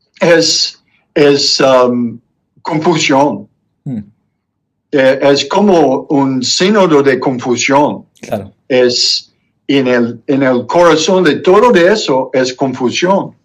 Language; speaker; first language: Spanish; non-native, fluent; English